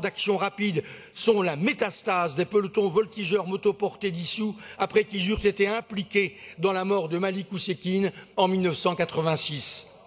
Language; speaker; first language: French; native; French